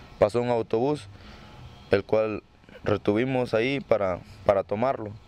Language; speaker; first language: Spanish; native; Spanish